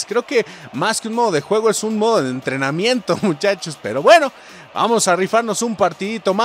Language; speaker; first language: Spanish; native; Spanish